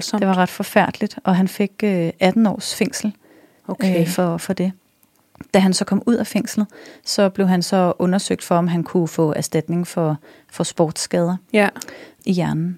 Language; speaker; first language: Danish; native; Danish